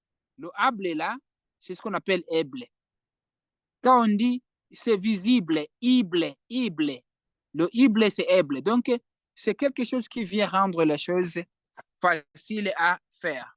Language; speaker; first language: French; non-native, fluent; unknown